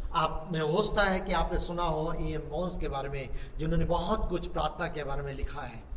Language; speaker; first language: Hindi; native; Hindi